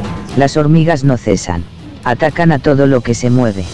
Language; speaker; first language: Spanish; native; Spanish